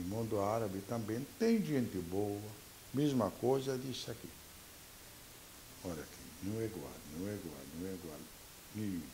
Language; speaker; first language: Portuguese; non-native, local second language; Arabic